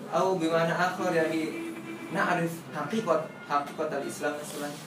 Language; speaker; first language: Arabic; non-native, fluent; Indonesian